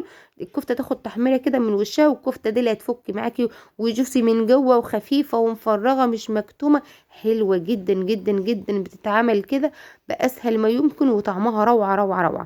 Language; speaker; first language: Arabic; native; Arabic